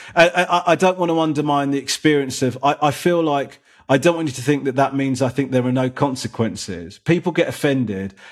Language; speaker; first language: English; native; English